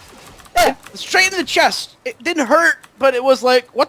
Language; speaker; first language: English; native; English